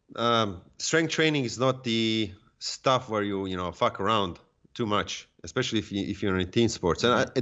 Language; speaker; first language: English; non-native, fluent; Serbian